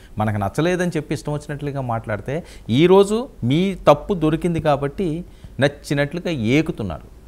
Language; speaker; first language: Telugu; native; Telugu